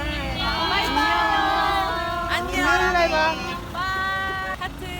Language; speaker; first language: Korean; native; Korean